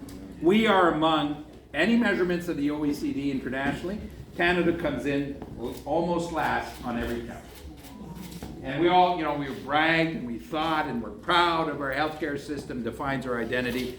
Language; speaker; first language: English; non-native, local second language; French